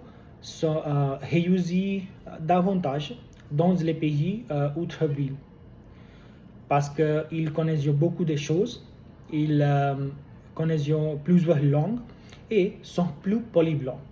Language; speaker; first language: French; non-native, learner; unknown